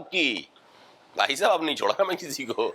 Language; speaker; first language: Hindi; native; Hindi